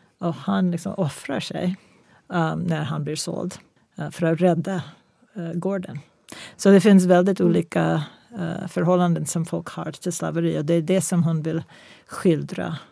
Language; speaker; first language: Swedish; non-native, fluent; English